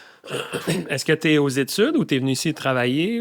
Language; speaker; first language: French; native; French